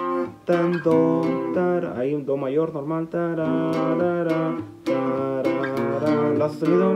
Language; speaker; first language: Spanish; native; Spanish